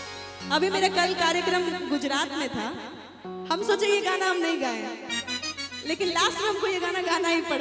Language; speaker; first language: Hindi; non-native, local second language; Bhojpuri